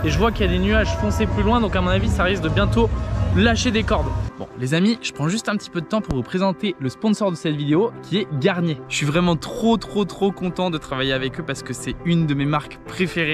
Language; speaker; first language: French; native; French